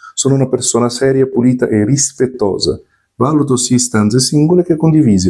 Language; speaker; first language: Italian; non-native, fluent; Portuguese